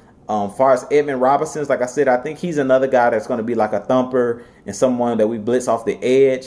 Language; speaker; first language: English; native; English